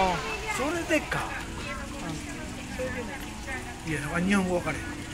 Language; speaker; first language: Japanese; native; Japanese